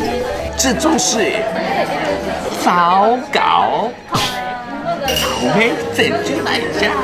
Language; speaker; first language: Chinese; non-native, learner; Japanese